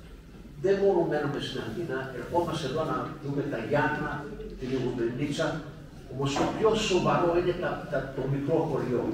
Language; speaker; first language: Greek; early bilingual, heritage; Greek